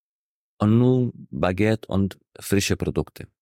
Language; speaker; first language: German; non-native, fluent; Arabic